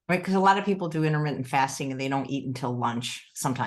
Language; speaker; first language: English; native; English